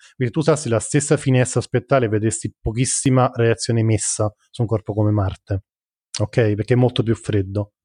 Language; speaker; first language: Italian; native; Italian